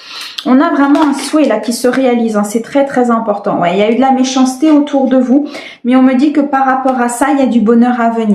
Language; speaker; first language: French; native; French